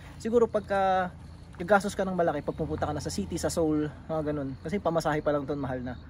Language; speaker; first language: Filipino; native; Filipino